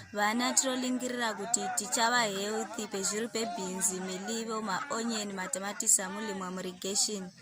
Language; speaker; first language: Shona; non-native, local second language; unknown